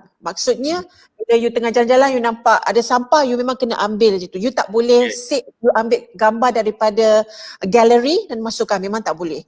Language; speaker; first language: Malay; native; Malay